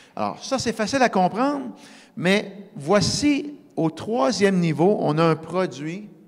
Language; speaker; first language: French; native; French